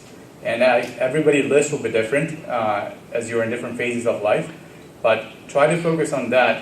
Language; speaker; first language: English; early bilingual, other home language; Gujarati